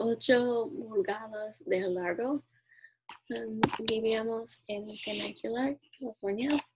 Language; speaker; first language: Spanish; non-native, learner; English